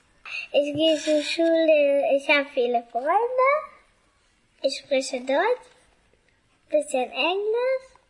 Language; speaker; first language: German; early bilingual, other home language; Persian